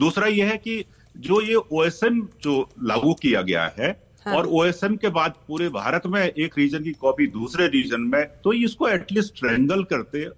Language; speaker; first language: Hindi; native; Hindi